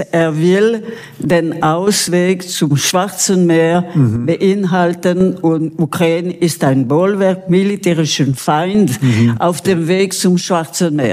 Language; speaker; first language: German; non-native, local second language; French